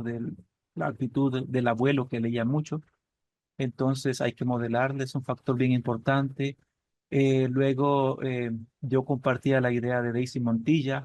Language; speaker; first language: Spanish; native; Spanish